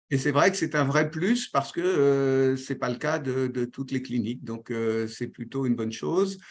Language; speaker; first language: French; native; French